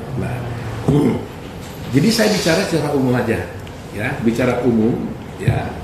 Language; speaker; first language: Indonesian; native; Indonesian